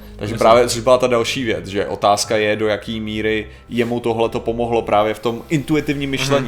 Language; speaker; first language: Czech; native; Czech